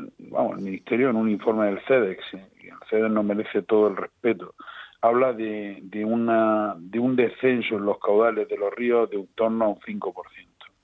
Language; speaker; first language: Spanish; native; Spanish